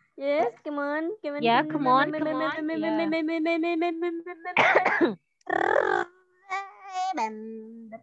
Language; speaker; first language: English; non-native, learner; Indonesian